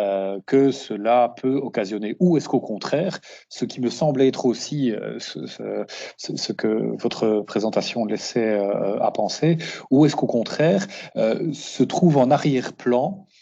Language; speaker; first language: French; native; French